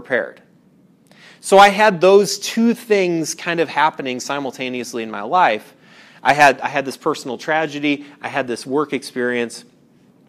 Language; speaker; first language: English; native; English